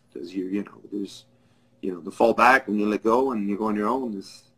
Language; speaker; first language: English; non-native, fluent; French